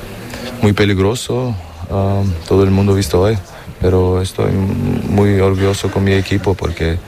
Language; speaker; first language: Spanish; non-native, fluent; German